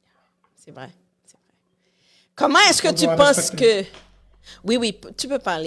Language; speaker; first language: French; non-native, local second language; Haitian Creole